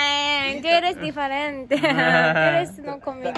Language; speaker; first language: Spanish; non-native, learner; Japanese